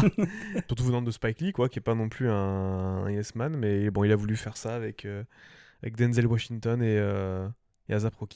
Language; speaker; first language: French; native; French